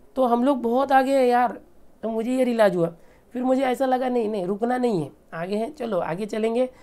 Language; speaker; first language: Hindi; native; Hindi